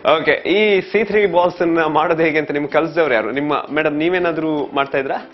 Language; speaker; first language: Kannada; native; Kannada